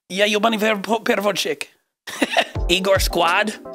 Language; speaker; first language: Russian; non-native, learner; English